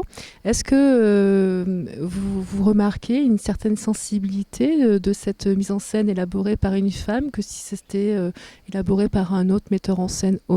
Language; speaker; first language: French; native; French